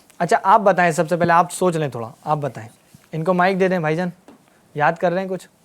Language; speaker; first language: Urdu; native; Urdu